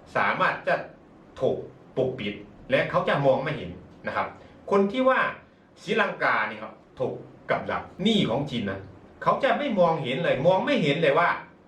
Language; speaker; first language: Thai; non-native, fluent; Chinese